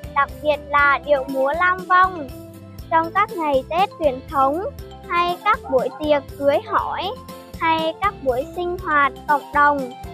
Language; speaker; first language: Vietnamese; non-native, local second language; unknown